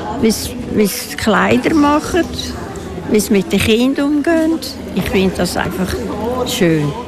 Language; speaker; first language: German; native; German